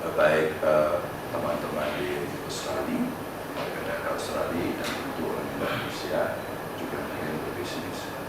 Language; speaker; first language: Indonesian; native; Indonesian